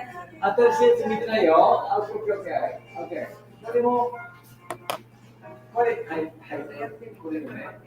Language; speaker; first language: Japanese; non-native, learner; English